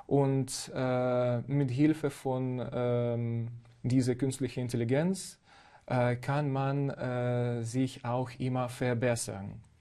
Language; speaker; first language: German; non-native, fluent; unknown